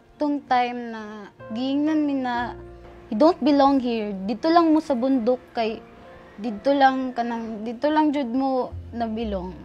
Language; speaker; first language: Cebuano; non-native, local second language; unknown